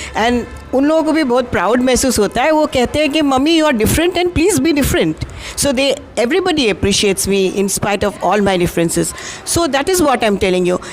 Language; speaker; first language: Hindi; non-native, local second language; Assamese